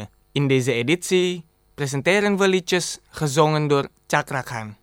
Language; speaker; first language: Dutch; non-native, fluent; Indonesian